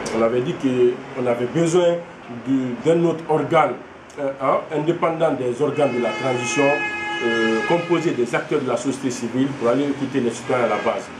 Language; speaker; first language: French; non-native, local second language; Fula